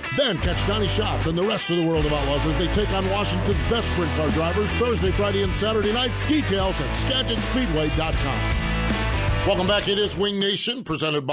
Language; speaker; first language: English; native; English